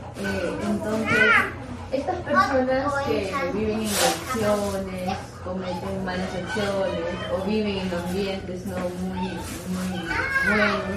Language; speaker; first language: Spanish; non-native, learner; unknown